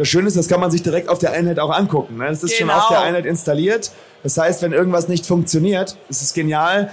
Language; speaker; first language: German; native; German